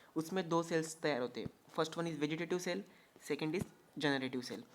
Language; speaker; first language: Hindi; non-native, local second language; Marathi